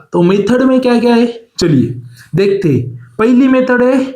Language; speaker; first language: Hindi; non-native, local second language; Marathi